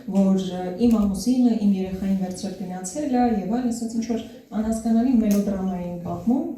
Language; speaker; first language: Armenian; native; Armenian